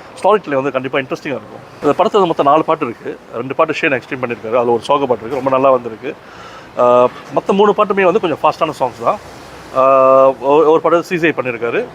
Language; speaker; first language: Tamil; native; Tamil